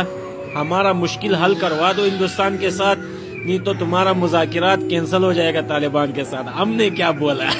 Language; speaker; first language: Hindi; non-native, fluent; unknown